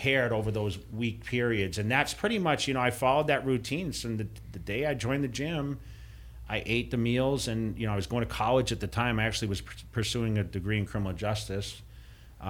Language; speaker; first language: English; native; English